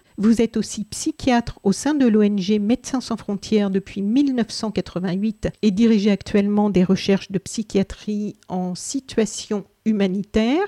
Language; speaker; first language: French; native; French